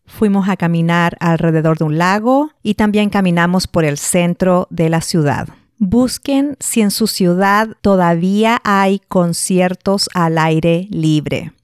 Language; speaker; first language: Spanish; native; Spanish